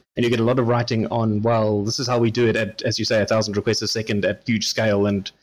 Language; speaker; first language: English; native; English